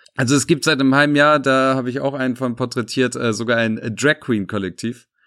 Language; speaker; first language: German; early bilingual, other home language; Serbian